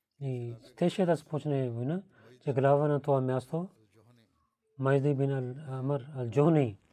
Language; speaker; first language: Bulgarian; non-native, fluent; Urdu